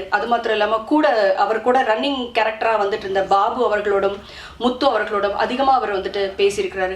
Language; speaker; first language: Tamil; native; Tamil